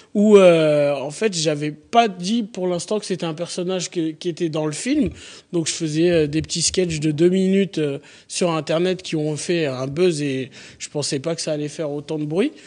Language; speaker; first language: French; native; French